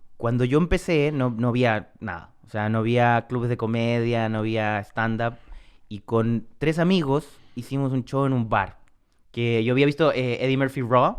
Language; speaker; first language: Spanish; native; Spanish